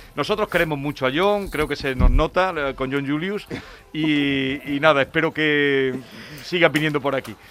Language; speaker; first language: Spanish; native; Spanish